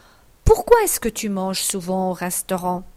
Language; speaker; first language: French; non-native, fluent; English